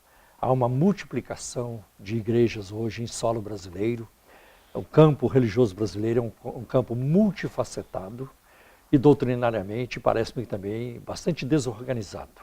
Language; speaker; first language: Portuguese; native; Portuguese